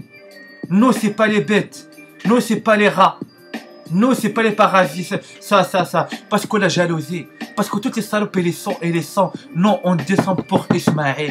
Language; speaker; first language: French; non-native, learner; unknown